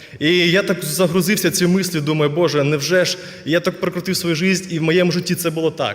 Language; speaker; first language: Ukrainian; non-native, local second language; Russian